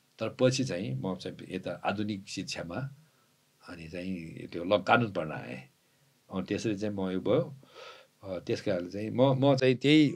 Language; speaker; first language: Nepali; non-native, local second language; Tibetan